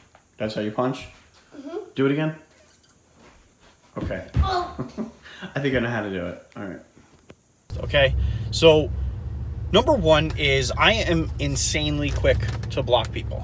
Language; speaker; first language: English; native; English